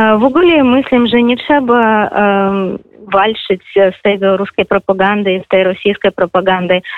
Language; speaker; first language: Polish; non-native, fluent; Russian